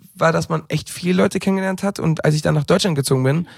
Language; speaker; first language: German; early bilingual, heritage; German